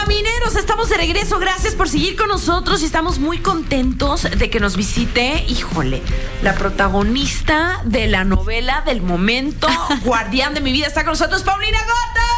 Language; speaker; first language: Spanish; native; Spanish